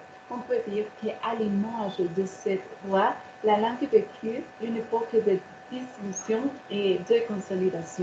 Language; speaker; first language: French; non-native, learner; Spanish